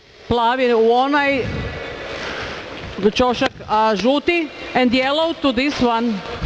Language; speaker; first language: English; non-native, fluent; Croatian